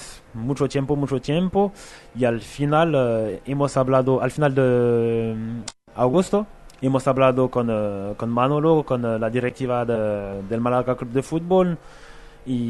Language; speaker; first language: Spanish; non-native, fluent; French